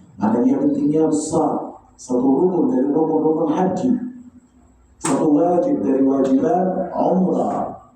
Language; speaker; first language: Malay; non-native, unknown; Arabic